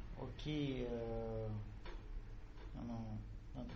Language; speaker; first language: Japanese; non-native, learner; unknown